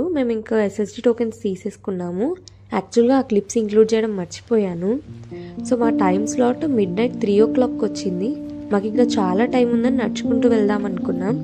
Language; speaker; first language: Telugu; native; Telugu